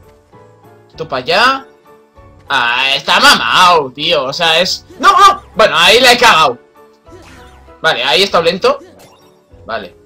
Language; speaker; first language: Spanish; native; Spanish